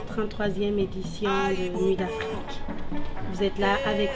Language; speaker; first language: French; native; French